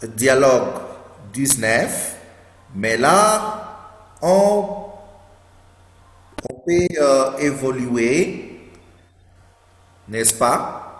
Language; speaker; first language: French; non-native, fluent; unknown